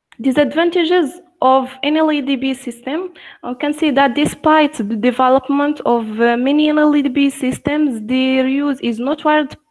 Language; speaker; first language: English; non-native, fluent; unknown